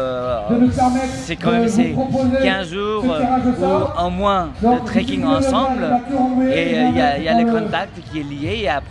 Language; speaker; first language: French; non-native, fluent; Nepali